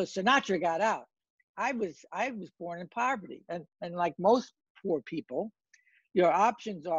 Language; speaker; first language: English; native; English